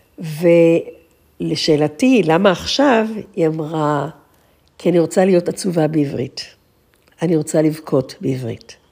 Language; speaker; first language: Hebrew; native; Hebrew